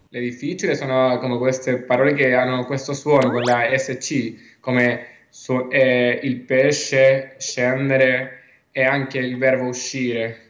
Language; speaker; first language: Italian; non-native, learner; Spanish